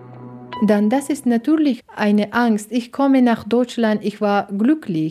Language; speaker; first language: German; non-native, learner; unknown